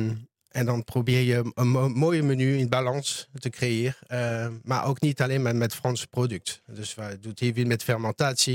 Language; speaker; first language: Dutch; non-native, learner; French